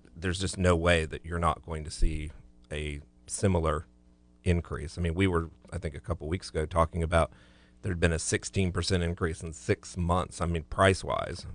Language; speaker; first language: English; native; English